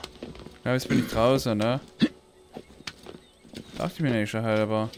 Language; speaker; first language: German; native; German